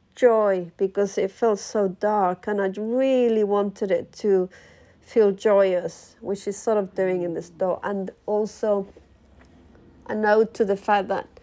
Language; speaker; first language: English; early bilingual, other home language; Spanish